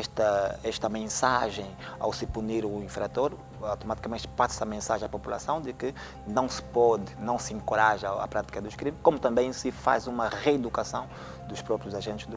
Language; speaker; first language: Portuguese; native; Portuguese